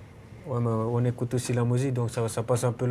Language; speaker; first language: French; non-native, fluent; Romanian